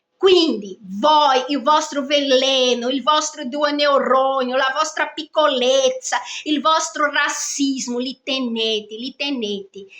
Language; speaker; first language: Italian; non-native, fluent; Portuguese